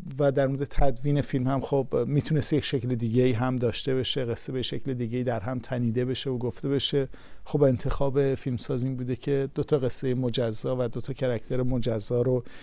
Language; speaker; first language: Persian; native; Persian